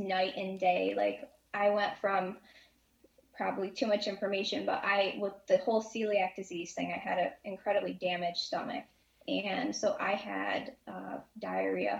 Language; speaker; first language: English; native; English